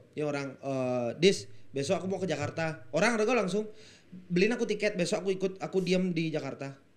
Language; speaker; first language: Indonesian; non-native, fluent; Spanish